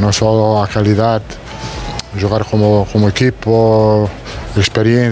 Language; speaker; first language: Portuguese; non-native, learner; Italian